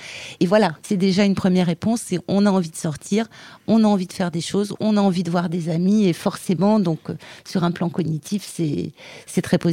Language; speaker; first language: French; native; French